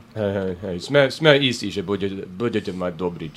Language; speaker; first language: Slovak; early bilingual, heritage; English